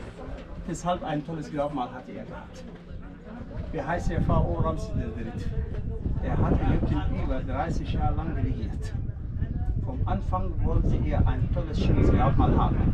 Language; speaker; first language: German; non-native, fluent; Arabic